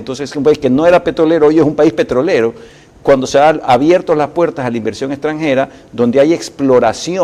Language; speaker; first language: Spanish; native; Spanish